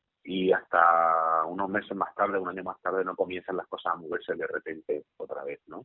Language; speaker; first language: Spanish; native; Spanish